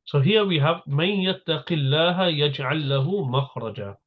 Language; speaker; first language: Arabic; non-native, fluent; English